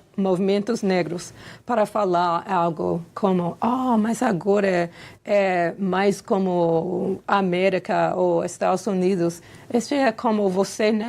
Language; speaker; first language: Portuguese; non-native, fluent; English